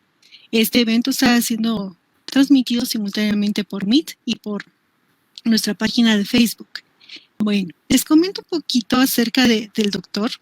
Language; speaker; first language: Spanish; native; Spanish